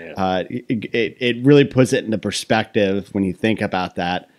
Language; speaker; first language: English; native; English